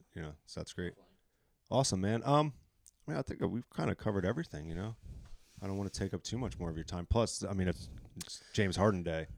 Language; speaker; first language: English; native; English